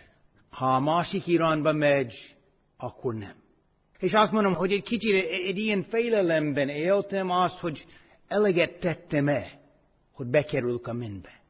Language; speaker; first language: Hungarian; non-native, fluent; English